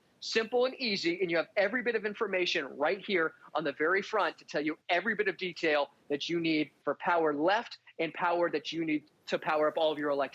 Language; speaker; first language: English; native; English